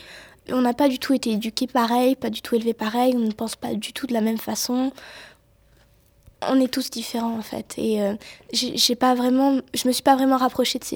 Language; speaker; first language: French; native; French